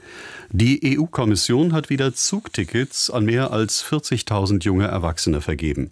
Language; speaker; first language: German; native; German